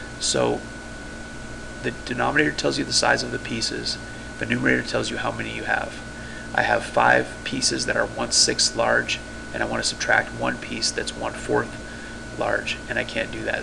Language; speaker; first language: English; native; English